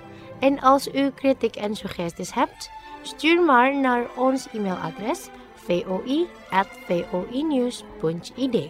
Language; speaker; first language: Dutch; non-native, fluent; Indonesian